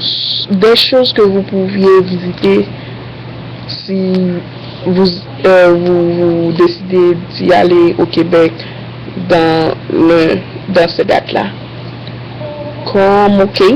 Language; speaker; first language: French; non-native, learner; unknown